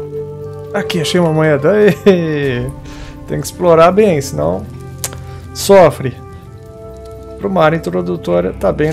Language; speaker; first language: Portuguese; native; Portuguese